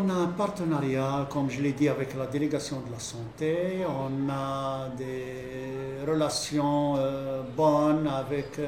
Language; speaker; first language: French; non-native, local second language; Arabic